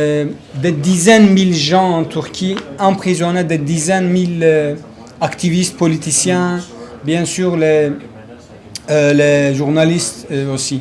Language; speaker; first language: French; non-native, learner; Kurdish